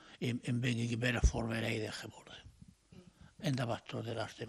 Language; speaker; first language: Dutch; non-native, fluent; Spanish